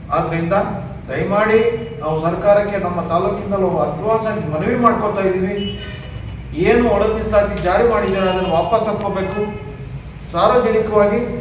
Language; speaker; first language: Kannada; non-native, local second language; Lambadi